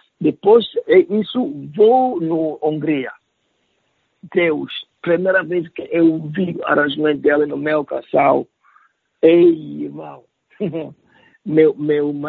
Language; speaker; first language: Portuguese; non-native, learner; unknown